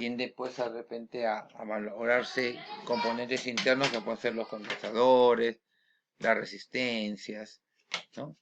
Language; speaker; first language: Spanish; native; Spanish